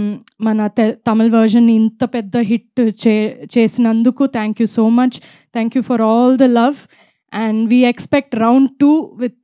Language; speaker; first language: Telugu; non-native, fluent; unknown